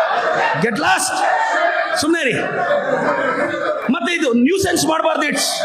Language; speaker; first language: Kannada; native; Kannada